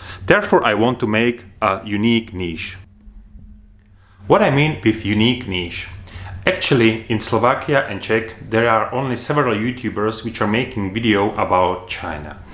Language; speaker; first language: English; non-native, fluent; Slovak